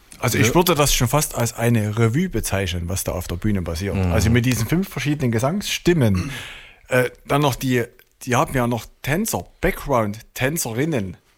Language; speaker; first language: German; native; German